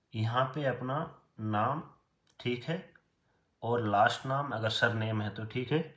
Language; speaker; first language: Hindi; native; Hindi